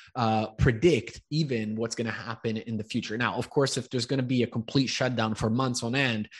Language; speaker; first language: English; early bilingual, other home language; Italian